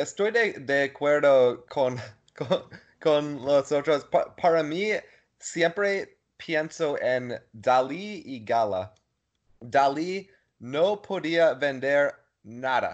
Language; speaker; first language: Spanish; non-native, learner; English